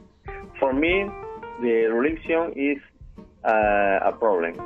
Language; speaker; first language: English; non-native, learner; Spanish